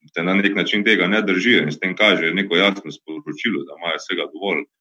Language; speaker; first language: Slovenian; native; Slovenian